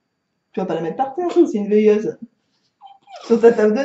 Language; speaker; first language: French; native; French